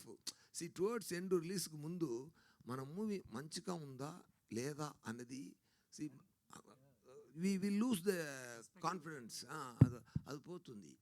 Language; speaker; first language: Telugu; non-native, learner; Tamil